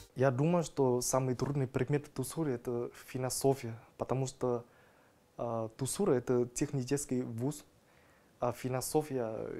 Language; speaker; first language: Russian; non-native, fluent; Vietnamese